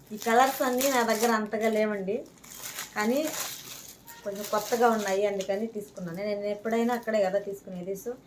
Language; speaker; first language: Telugu; native; Telugu